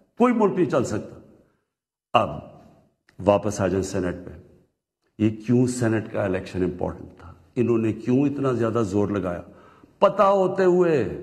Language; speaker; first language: Urdu; native; Urdu